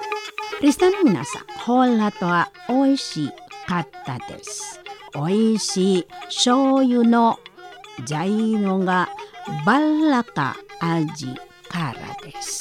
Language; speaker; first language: Japanese; non-native, fluent; Indonesian